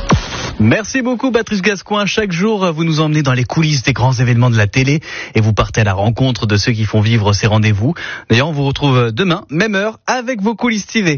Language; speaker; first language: French; native; French